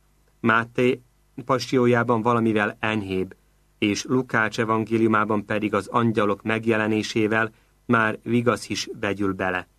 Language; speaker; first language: Hungarian; native; Hungarian